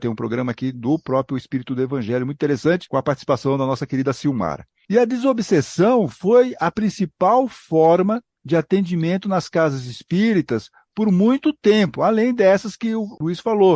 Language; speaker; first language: Portuguese; native; Portuguese